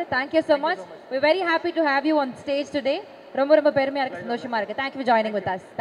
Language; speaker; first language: Tamil; native; Tamil